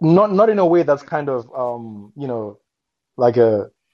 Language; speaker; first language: English; native; English